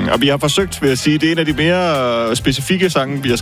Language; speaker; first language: Danish; native; Danish